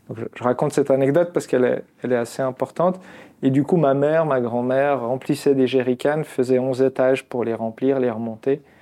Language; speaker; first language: French; non-native, local second language; Arabic